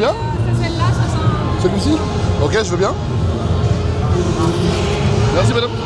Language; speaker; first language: French; native; French